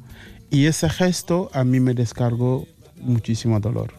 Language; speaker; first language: Spanish; non-native, fluent; Mandingo